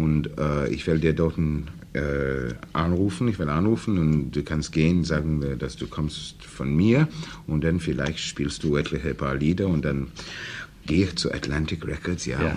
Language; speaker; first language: German; non-native, learner; English